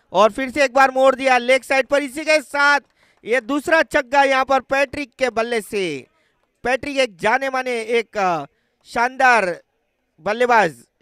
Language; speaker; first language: Hindi; non-native, local second language; Marathi